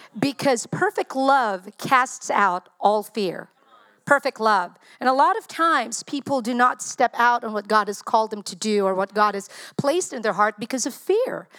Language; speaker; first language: English; non-native, local second language; Filipino